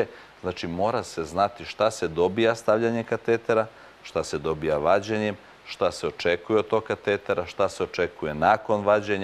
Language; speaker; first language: Croatian; native; Croatian